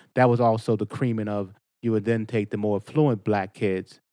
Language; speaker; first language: English; native; English